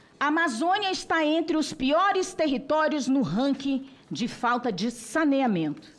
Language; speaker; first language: Portuguese; non-native, local second language; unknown